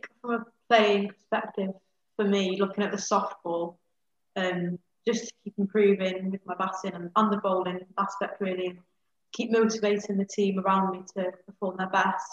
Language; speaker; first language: English; native; English